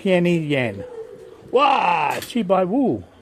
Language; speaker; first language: Chinese; non-native, learner; English